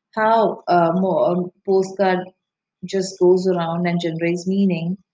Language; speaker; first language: English; non-native, local second language; Malayalam